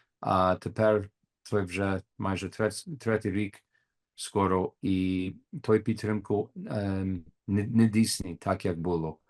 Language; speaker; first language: Ukrainian; non-native, learner; English